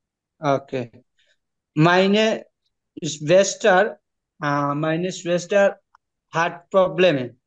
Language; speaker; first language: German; non-native, learner; Bangla